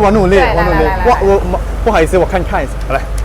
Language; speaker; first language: Chinese; non-native, fluent; Thai